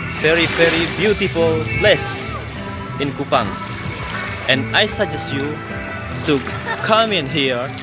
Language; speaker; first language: English; non-native, learner; Indonesian